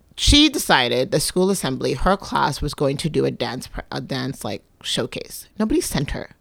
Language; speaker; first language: English; native; English